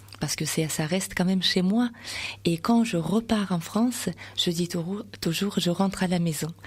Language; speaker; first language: French; non-native, fluent; Russian